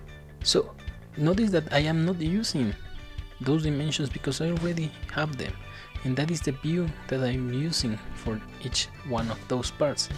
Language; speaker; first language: English; non-native, fluent; Spanish